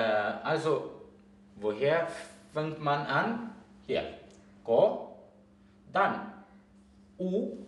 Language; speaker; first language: German; non-native, fluent; Greek